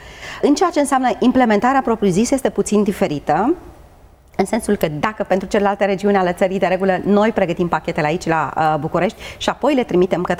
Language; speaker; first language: Romanian; native; Romanian